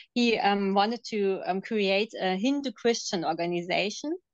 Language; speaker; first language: English; non-native, fluent; German